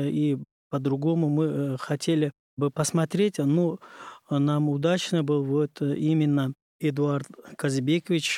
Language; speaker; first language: Russian; non-native, learner; Uzbek